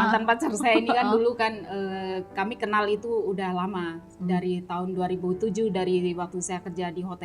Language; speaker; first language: Indonesian; non-native, local second language; Javanese